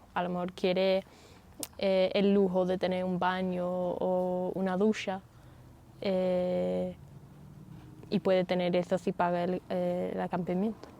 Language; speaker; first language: Spanish; non-native, fluent; English